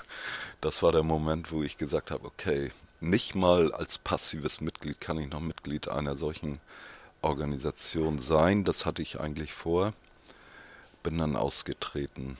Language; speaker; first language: German; native; German